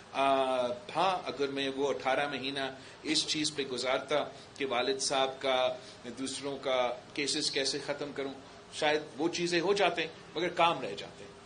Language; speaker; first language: Urdu; non-native, local second language; English